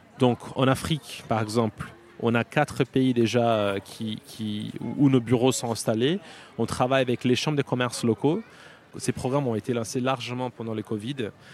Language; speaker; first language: French; non-native, fluent; Portuguese